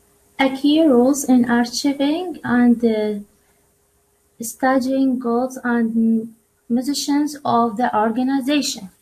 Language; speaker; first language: English; non-native, learner; Arabic